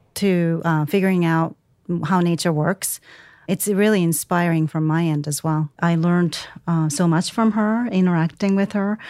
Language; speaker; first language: English; non-native, fluent; Japanese